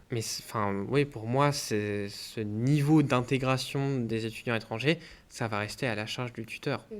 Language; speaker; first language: French; native; French